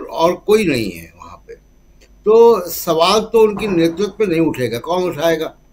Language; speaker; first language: Hindi; native; Hindi